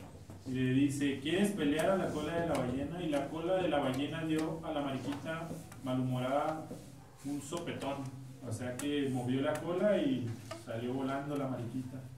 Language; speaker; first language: Spanish; native; Spanish